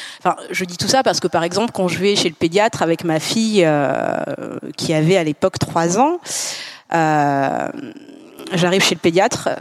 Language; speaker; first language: French; native; French